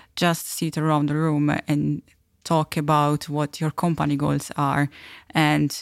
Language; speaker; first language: English; non-native, fluent; Italian